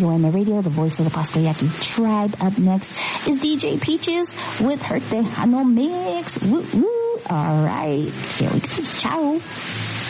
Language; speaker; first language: English; early bilingual, other home language; Spanish